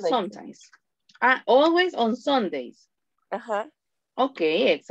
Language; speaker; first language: English; non-native, fluent; Spanish